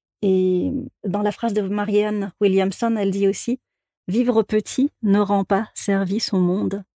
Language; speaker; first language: French; native; French